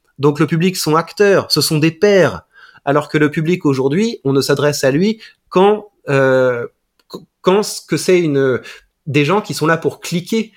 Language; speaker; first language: French; native; French